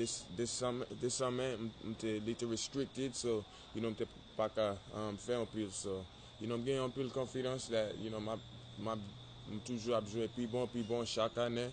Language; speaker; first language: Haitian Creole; early bilingual, heritage; English